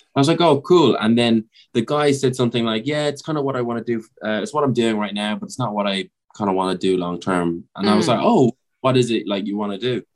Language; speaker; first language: English; native; English